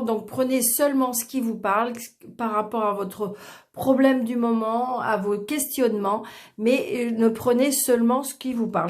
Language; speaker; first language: French; native; French